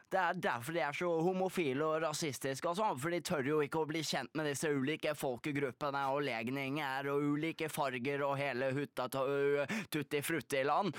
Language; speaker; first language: Norwegian; early bilingual, other home language; Polish